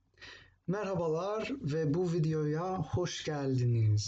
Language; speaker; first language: Turkish; non-native, fluent; English